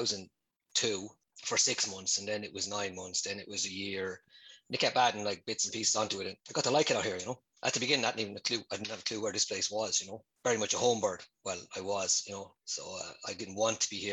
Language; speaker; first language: English; native; English